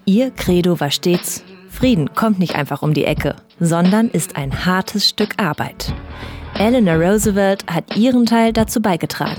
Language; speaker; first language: German; native; German